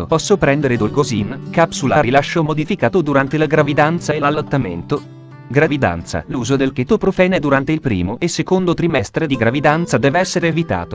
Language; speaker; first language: Italian; native; Italian